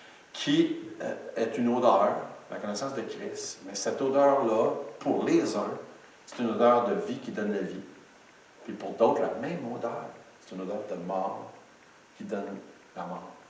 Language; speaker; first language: French; native; French